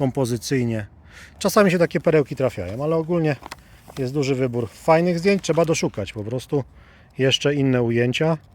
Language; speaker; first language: Polish; native; Polish